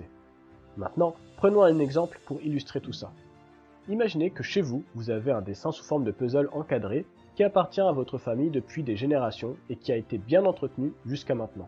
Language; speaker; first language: French; native; French